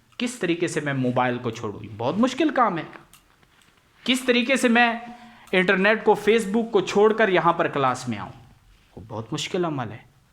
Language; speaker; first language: Urdu; non-native, local second language; Punjabi